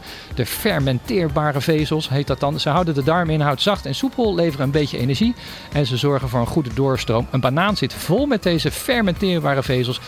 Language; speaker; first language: Dutch; native; Dutch